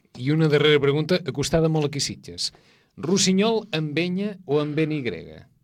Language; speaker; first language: Catalan; native; Catalan